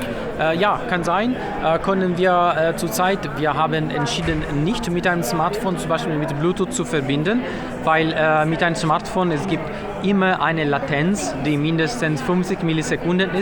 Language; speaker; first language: German; non-native, fluent; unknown